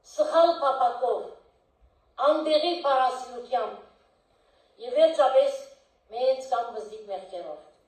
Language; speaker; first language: Armenian; early bilingual, heritage; Armenian